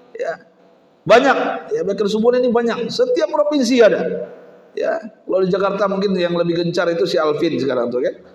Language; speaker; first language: Indonesian; native; Indonesian